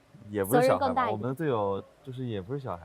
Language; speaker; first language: Chinese; native; Chinese